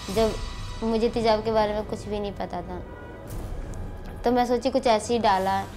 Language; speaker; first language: Hindi; native; Hindi